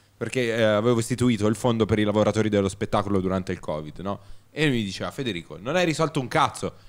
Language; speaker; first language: Italian; native; Italian